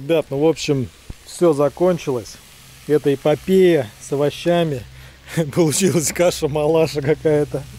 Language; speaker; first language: Russian; native; Russian